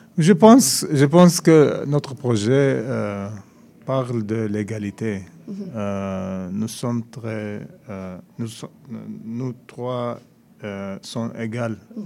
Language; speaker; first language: French; non-native, learner; Arabic